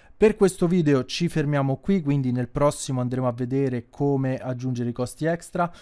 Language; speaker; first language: Italian; native; Italian